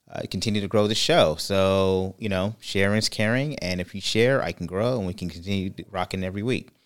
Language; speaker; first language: English; native; English